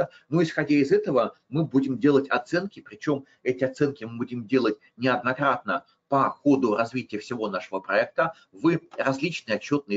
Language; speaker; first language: Russian; native; Russian